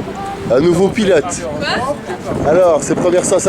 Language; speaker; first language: French; native; French